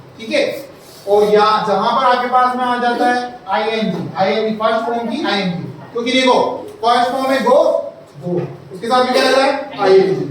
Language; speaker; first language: Hindi; native; Hindi